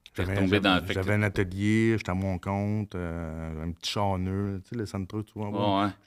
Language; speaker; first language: French; native; French